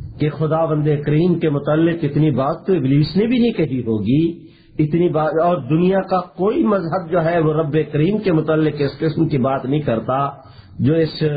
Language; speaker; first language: Urdu; non-native, local second language; Saraiki